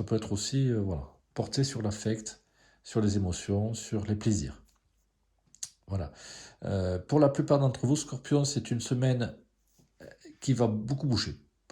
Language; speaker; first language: French; native; French